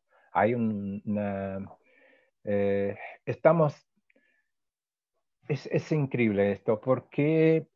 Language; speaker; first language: Spanish; non-native, fluent; Portuguese